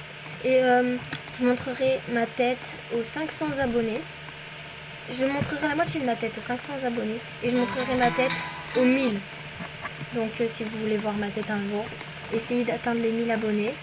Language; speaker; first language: French; native; French